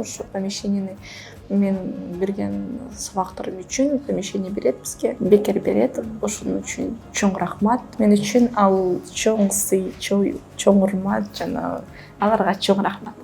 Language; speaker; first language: Kyrgyz; non-native, fluent; Russian